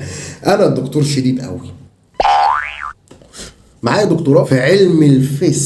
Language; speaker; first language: Arabic; native; Arabic